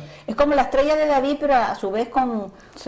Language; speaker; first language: Spanish; native; Spanish